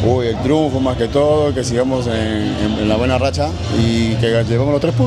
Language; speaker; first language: Spanish; native; Spanish